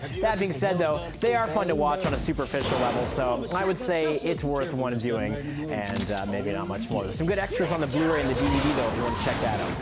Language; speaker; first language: English; native; English